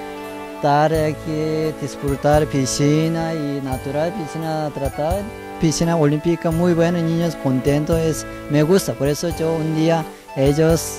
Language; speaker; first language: Spanish; non-native, learner; Korean